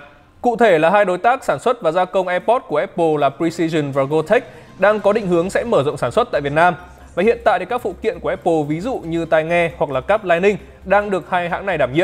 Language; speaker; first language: Vietnamese; native; Vietnamese